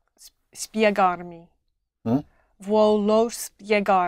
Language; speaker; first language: Italian; non-native, learner; English